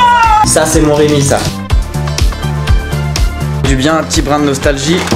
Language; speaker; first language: French; native; French